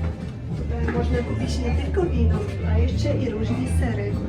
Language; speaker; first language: Polish; non-native, learner; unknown